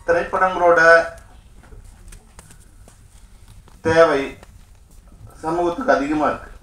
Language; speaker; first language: Tamil; native; Tamil